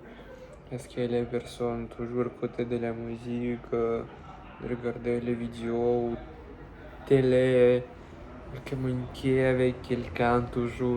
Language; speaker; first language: French; non-native, learner; Russian